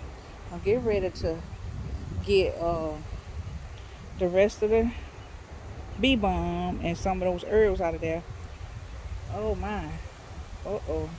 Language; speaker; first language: English; native; English